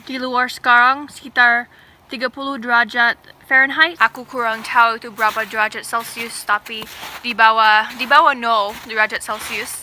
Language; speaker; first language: Indonesian; non-native, fluent; English